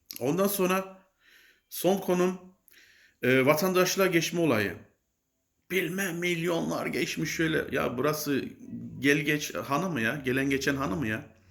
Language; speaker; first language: Turkish; native; Turkish